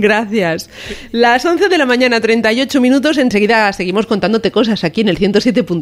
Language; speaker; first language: Spanish; native; Spanish